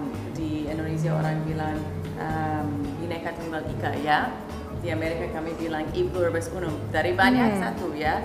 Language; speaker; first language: Indonesian; non-native, fluent; English